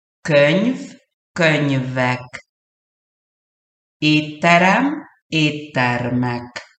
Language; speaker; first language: Hungarian; early bilingual, heritage; Hungarian